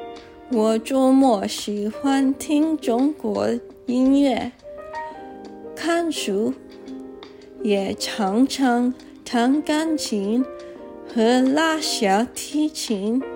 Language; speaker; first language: Chinese; early bilingual, heritage; Chinese